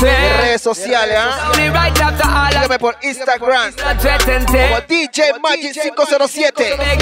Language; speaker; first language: Spanish; early bilingual, heritage; Spanish